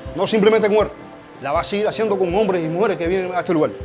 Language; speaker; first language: Spanish; native; Spanish